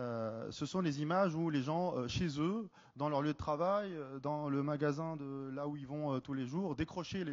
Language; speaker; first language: French; native; French